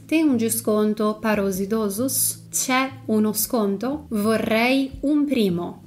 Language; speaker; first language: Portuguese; non-native, fluent; Italian